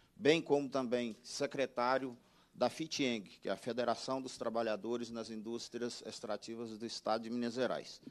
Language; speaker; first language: Portuguese; native; Portuguese